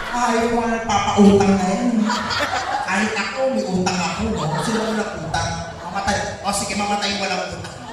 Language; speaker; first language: Filipino; native; Filipino